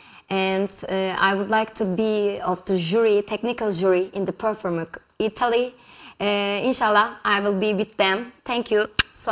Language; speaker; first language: English; non-native, learner; Turkish